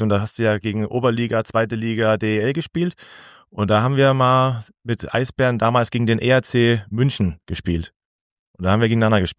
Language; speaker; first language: German; native; German